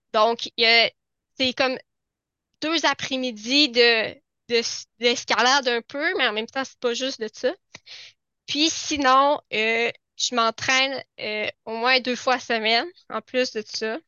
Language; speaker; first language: French; native; French